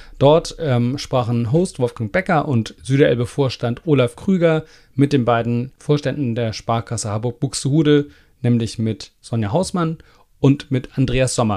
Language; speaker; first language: German; native; German